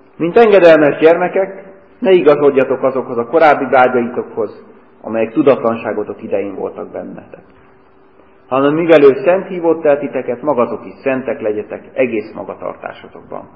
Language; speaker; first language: Hungarian; native; Hungarian